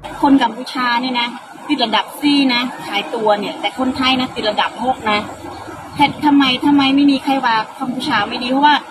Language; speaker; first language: Thai; non-native, learner; Khmer